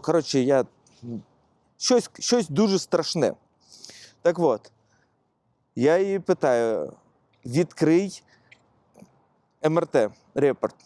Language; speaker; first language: Ukrainian; non-native, local second language; Russian